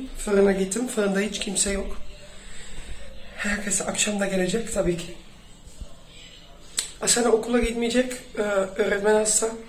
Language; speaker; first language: Turkish; early bilingual, heritage; Turkish